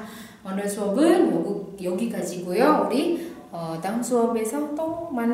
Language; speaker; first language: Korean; non-native, fluent; Indonesian